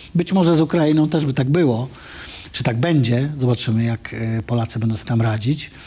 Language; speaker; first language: Polish; native; Polish